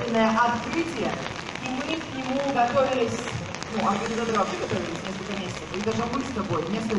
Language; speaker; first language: Russian; native; Russian